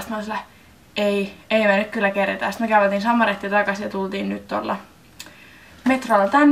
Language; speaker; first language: Finnish; native; Finnish